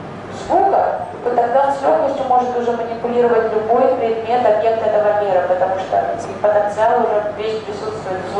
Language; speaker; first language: Russian; native; Russian